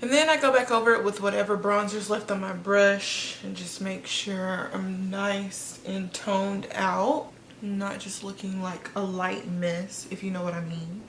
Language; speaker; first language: English; native; English